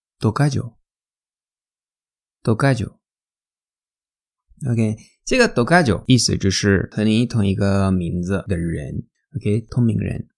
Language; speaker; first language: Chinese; non-native, fluent; Spanish